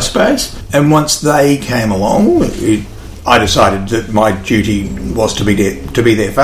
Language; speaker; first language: English; native; English